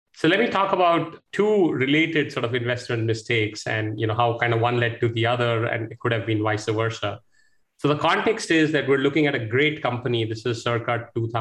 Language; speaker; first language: English; non-native, local second language; Hindi